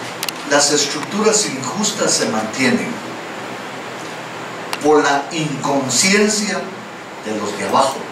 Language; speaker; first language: Spanish; native; Spanish